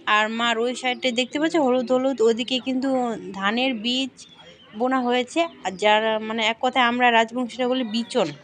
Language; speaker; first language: Bangla; native; Bangla